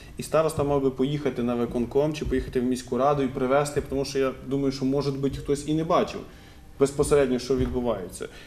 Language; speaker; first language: Ukrainian; native; Ukrainian